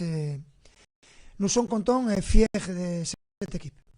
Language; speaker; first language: French; non-native, fluent; Spanish